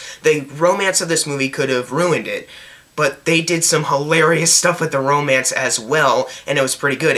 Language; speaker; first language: English; native; English